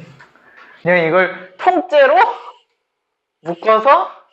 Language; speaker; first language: Korean; native; Korean